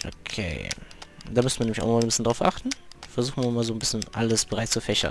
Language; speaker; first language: German; native; German